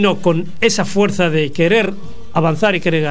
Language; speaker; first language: Spanish; non-native, fluent; Arabic